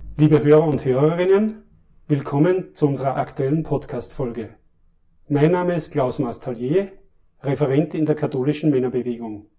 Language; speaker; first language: German; native; German